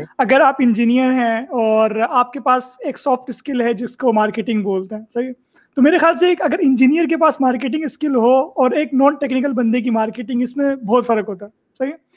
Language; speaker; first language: Urdu; native; Urdu